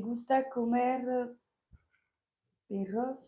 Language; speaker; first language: Spanish; non-native, learner; French